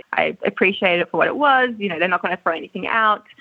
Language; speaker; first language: English; native; English